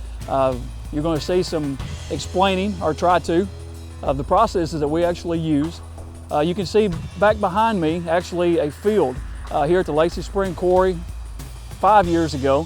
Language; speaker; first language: English; native; English